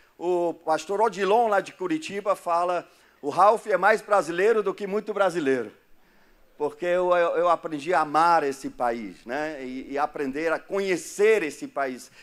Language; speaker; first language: Portuguese; non-native, fluent; German